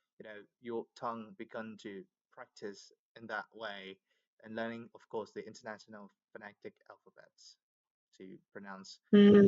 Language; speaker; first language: English; non-native, fluent; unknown